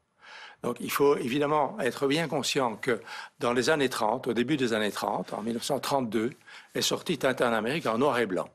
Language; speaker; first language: French; native; French